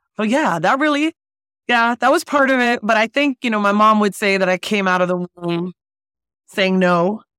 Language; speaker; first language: English; native; English